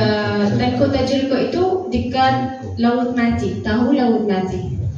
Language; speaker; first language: Indonesian; non-native, fluent; Arabic